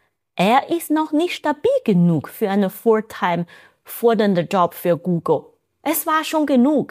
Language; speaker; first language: German; non-native, fluent; Chinese